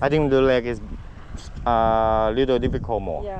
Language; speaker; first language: English; non-native, learner; Thai